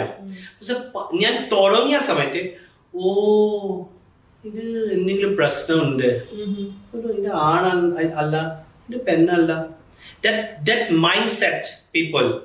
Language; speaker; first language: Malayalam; non-native, fluent; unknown